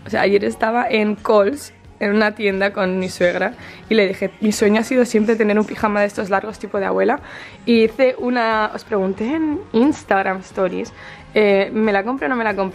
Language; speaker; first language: Spanish; native; Spanish